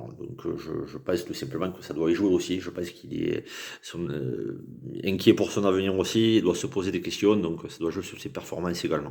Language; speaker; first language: French; native; French